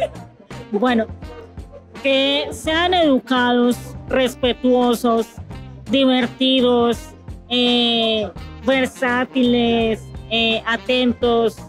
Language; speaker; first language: Spanish; native; Spanish